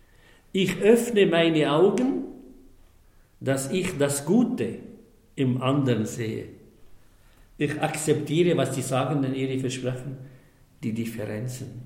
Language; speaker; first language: German; non-native, fluent; Arabic